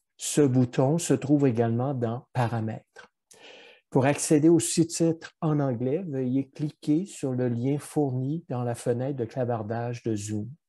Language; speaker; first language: French; native; French